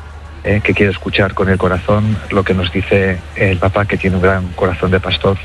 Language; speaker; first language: Spanish; native; Spanish